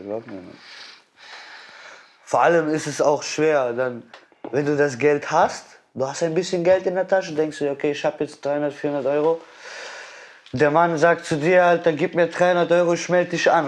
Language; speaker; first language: German; early bilingual, other home language; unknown